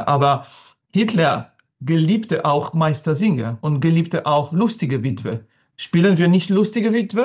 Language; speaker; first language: German; non-native, fluent; French